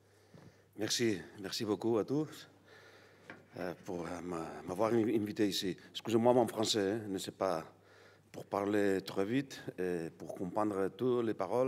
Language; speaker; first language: French; non-native, learner; Catalan